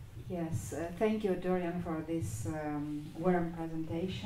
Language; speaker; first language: English; non-native, fluent; Romanian